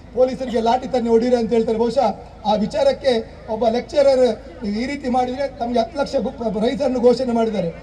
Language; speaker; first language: Kannada; non-native, local second language; Tulu